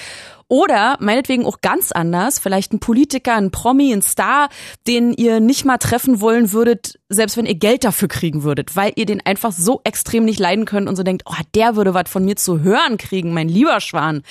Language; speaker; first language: German; native; German